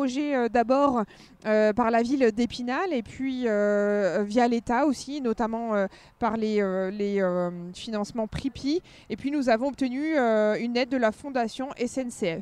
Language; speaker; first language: French; native; French